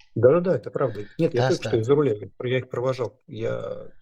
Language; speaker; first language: Russian; native; Russian